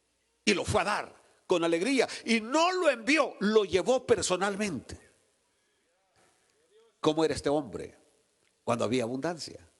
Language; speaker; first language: Spanish; native; Spanish